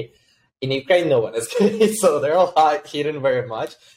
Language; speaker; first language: English; non-native, fluent; Ukrainian